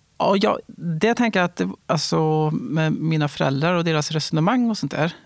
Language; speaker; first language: Swedish; native; Swedish